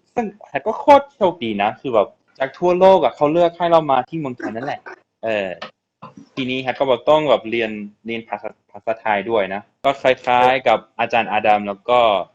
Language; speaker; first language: Thai; non-native, fluent; English